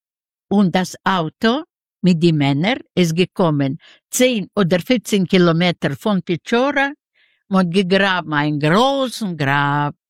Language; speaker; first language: German; non-native, learner; Ukrainian